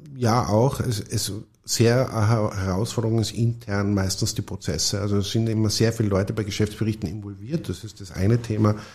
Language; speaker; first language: German; native; German